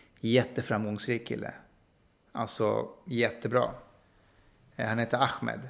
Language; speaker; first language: Swedish; early bilingual, other home language; Persian